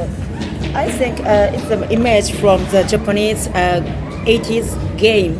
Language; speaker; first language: English; non-native, learner; Japanese